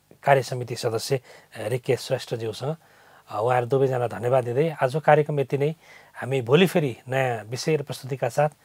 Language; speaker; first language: Nepali; native; Nepali